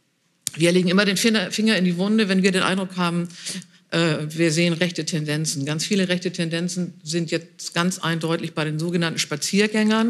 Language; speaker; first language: German; native; German